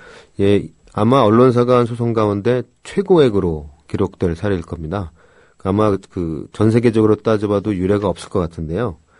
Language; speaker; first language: Korean; native; Korean